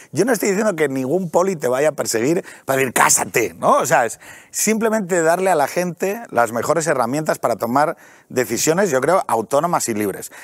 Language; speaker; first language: Spanish; native; Spanish